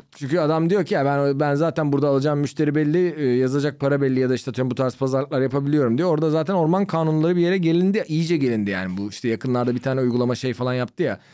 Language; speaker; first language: Turkish; native; Turkish